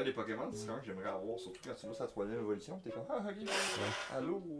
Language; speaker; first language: French; native; French